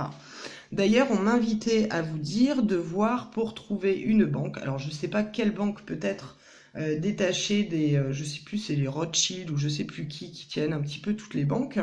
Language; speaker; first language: French; native; French